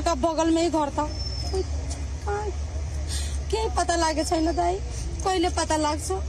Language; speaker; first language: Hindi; non-native, learner; Nepali